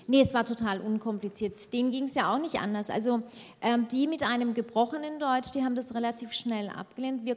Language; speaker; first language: German; early bilingual, other home language; Turkish